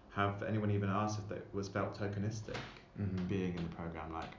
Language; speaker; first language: English; native; English